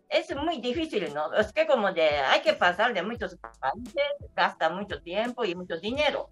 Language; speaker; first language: Spanish; non-native, learner; Japanese